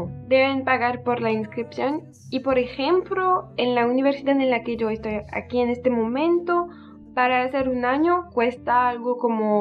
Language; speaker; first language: Spanish; non-native, learner; French